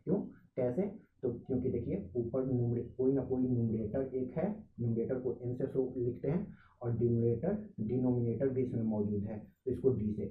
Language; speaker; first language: Hindi; native; Hindi